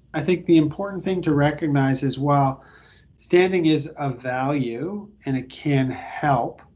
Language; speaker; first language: English; native; English